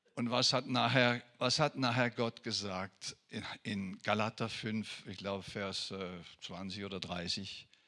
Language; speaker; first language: German; non-native, fluent; French